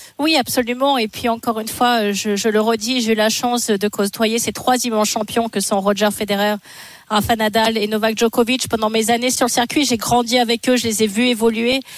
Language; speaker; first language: French; native; French